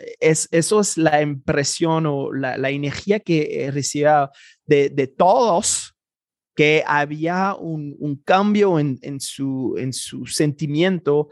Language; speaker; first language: Spanish; non-native, fluent; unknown